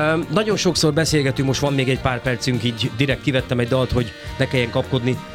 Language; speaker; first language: Hungarian; native; Hungarian